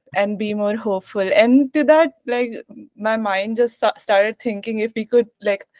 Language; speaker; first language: English; non-native, local second language; Hindi